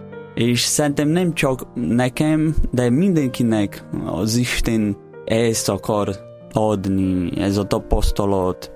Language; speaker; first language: Hungarian; non-native, learner; Portuguese